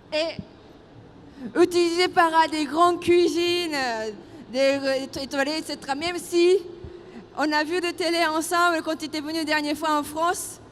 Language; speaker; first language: French; non-native, fluent; Japanese